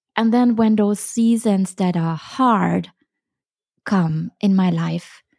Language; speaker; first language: English; non-native, fluent; German